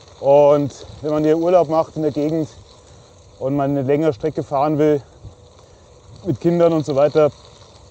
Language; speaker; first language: German; native; German